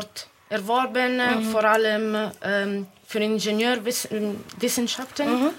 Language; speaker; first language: German; non-native, fluent; Italian